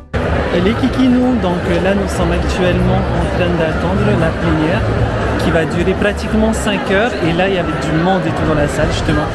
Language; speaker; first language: French; native; French